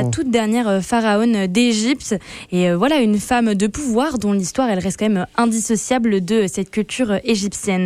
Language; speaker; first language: French; native; French